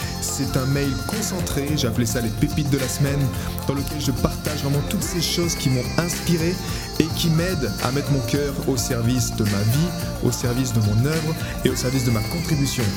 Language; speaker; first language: French; native; French